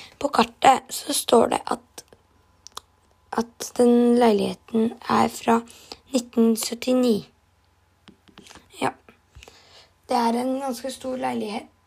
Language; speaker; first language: Norwegian; non-native, learner; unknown